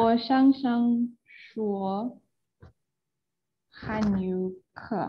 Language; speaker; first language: Chinese; non-native, learner; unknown